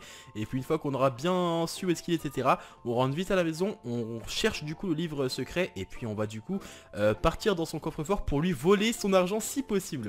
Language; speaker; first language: French; native; French